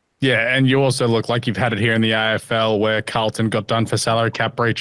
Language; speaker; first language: English; native; English